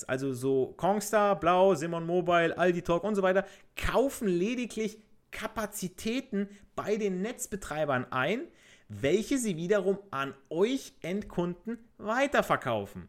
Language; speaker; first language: German; native; German